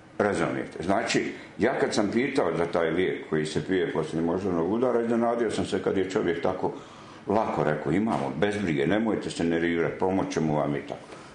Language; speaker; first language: Serbian; native; Serbian